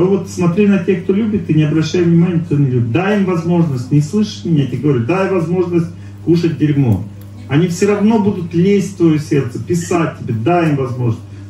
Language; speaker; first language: Russian; native; Russian